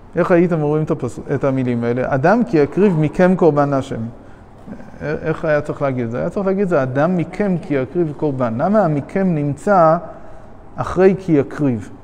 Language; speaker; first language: Hebrew; non-native, fluent; English